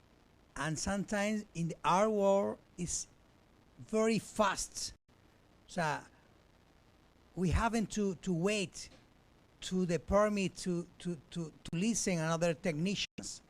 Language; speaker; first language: English; non-native, learner; Spanish